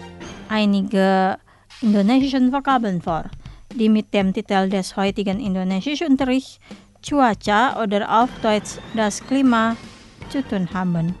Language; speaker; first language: German; non-native, fluent; Indonesian